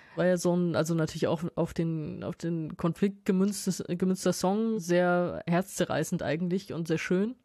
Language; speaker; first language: German; native; German